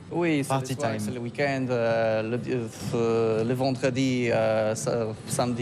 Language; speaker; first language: French; non-native, learner; Polish